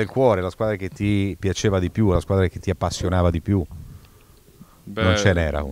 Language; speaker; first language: Italian; native; Italian